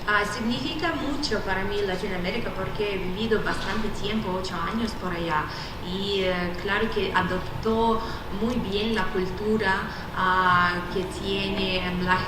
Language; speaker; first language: Spanish; non-native, fluent; Russian